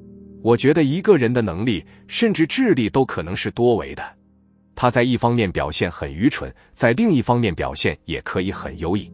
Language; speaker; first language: Chinese; native; Chinese